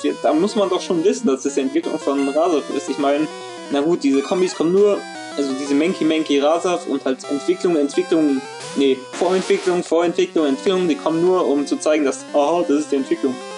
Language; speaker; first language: German; native; German